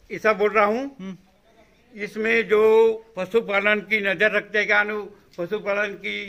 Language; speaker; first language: Hindi; non-native, local second language; Gujarati